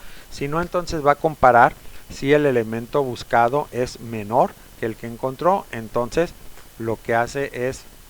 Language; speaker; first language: Spanish; native; Spanish